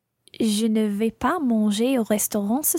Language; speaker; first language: French; non-native, learner; English